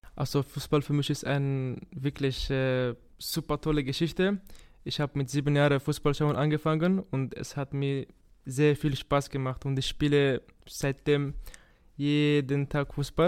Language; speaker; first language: German; non-native, fluent; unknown